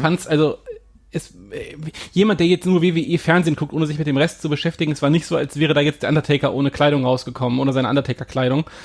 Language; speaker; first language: German; native; German